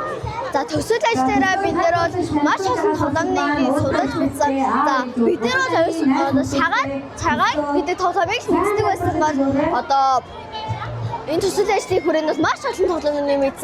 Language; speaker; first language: Mongolian; native; Mongolian